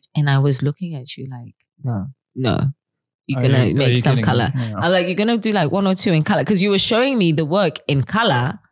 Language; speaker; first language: English; native; English